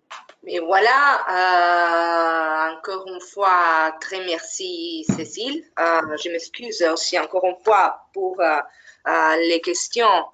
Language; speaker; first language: French; non-native, fluent; Italian